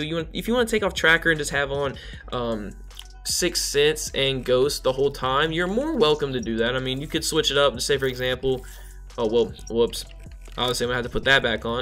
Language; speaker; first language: English; native; English